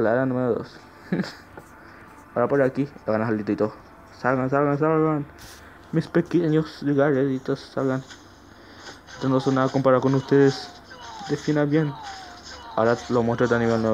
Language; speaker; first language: Spanish; native; Spanish